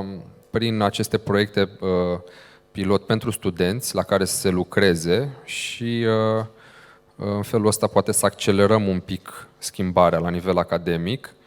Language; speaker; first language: Romanian; native; Romanian